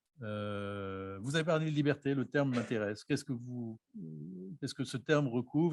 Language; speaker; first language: French; native; French